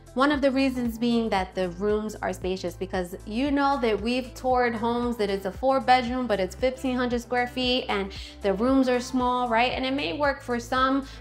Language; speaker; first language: English; native; English